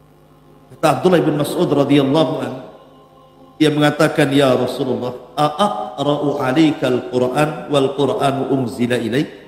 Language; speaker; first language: Indonesian; native; Indonesian